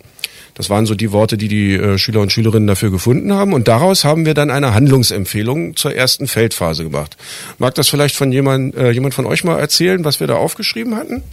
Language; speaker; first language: German; native; German